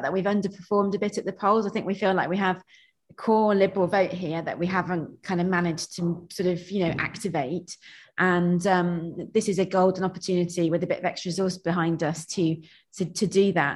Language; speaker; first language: English; native; English